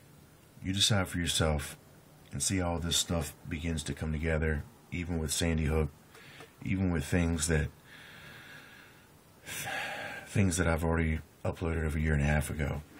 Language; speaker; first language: English; native; English